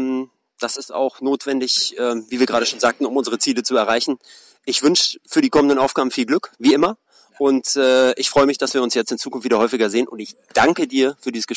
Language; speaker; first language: German; native; German